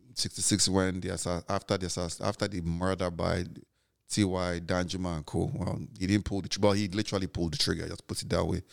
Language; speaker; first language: English; non-native, local second language; Igbo